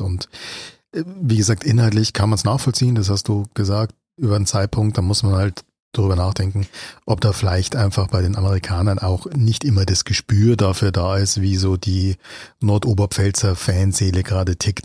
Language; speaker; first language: German; native; German